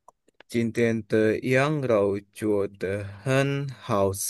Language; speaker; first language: Chinese; non-native, learner; Indonesian